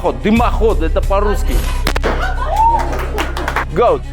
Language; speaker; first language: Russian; non-native, fluent; Armenian